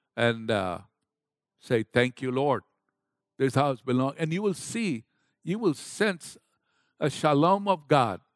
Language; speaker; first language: English; non-native, local second language; Gujarati